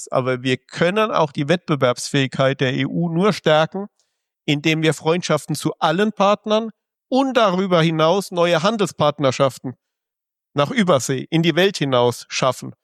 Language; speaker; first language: German; native; German